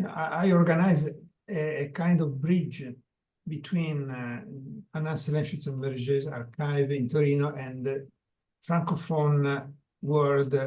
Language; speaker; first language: English; non-native, learner; Italian